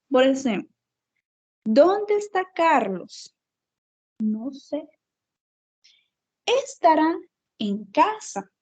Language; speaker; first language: Spanish; non-native, fluent; Portuguese